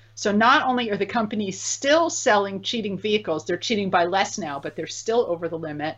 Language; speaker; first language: English; native; English